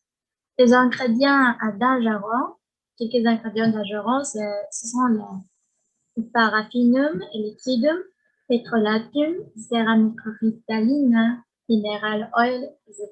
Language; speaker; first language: French; non-native, learner; Spanish